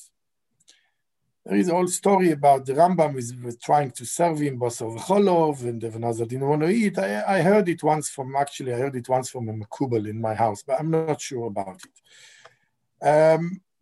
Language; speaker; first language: English; non-native, fluent; Hebrew